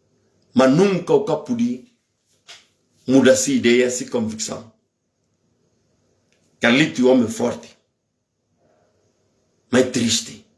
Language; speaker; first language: Portuguese; non-native, local second language; Upper Guinea Crioulo